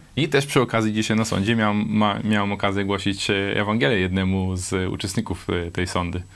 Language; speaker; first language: Polish; non-native, fluent; Hebrew